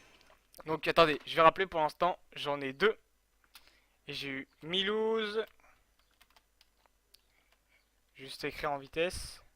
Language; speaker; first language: French; native; French